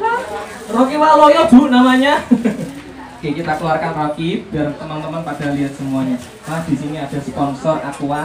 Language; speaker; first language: Indonesian; native; Indonesian